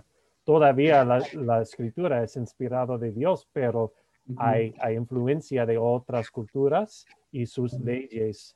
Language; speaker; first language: Spanish; non-native, fluent; English